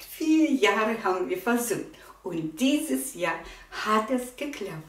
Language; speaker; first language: German; non-native, fluent; Russian